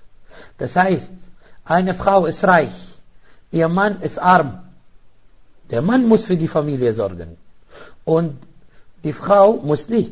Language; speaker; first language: German; non-native, fluent; Arabic